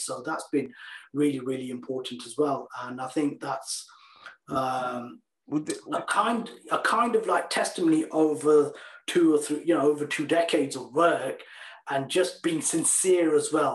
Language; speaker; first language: English; native; English